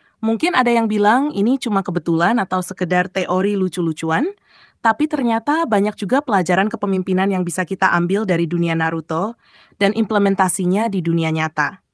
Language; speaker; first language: Indonesian; native; Indonesian